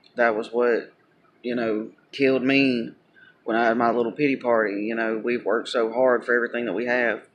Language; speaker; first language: English; native; English